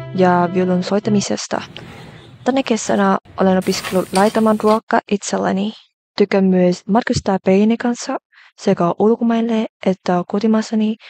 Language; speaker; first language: Finnish; non-native, learner; Vietnamese